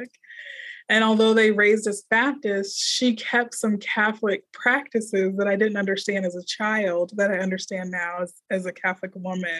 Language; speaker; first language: English; native; English